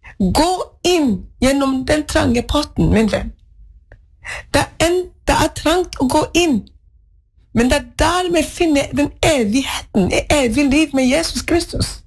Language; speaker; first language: Norwegian; non-native, fluent; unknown